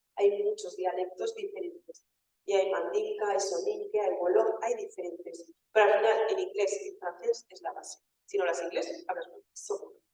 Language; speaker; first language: Spanish; early bilingual, other home language; Wolof